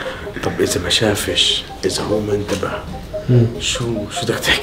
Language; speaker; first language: Arabic; native; Arabic